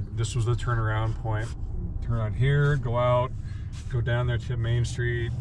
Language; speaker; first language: English; native; English